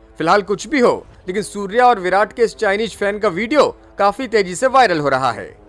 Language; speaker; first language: Hindi; native; Hindi